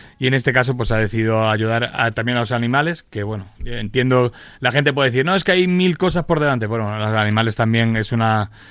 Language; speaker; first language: Spanish; native; Spanish